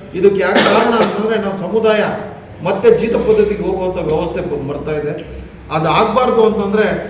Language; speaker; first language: Kannada; non-native, local second language; Lambadi